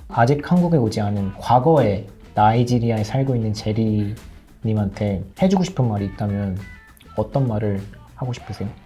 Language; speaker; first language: Korean; native; Korean